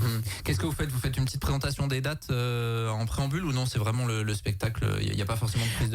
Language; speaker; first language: French; native; French